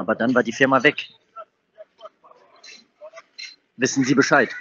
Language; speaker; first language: German; native; German